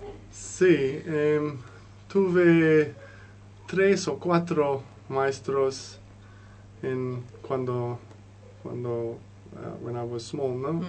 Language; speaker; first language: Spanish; non-native, learner; English